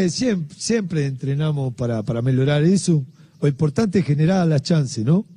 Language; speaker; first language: Portuguese; non-native, learner; Spanish